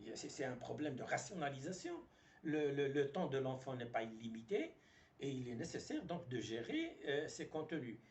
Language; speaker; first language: French; non-native, local second language; Arabic